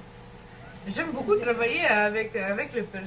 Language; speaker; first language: French; non-native, learner; Russian